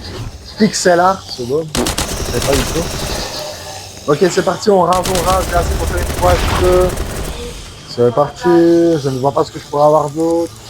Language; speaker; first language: French; native; French